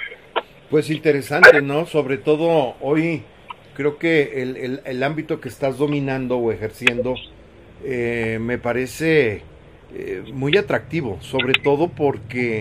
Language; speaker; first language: Spanish; native; Spanish